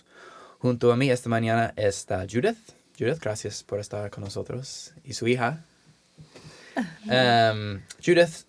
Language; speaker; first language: Spanish; non-native, learner; English